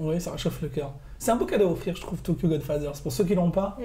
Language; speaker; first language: French; native; French